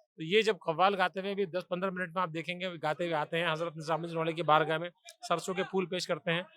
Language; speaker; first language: Hindi; native; Hindi